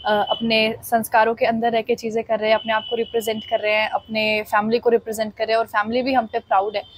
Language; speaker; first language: Hindi; native; Hindi